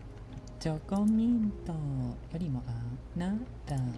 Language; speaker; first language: Japanese; non-native, learner; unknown